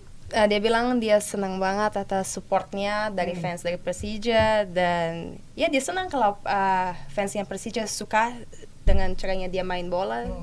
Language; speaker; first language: Indonesian; non-native, fluent; Portuguese